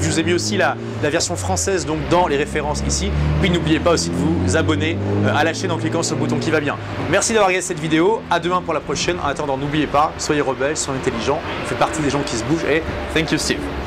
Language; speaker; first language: French; native; French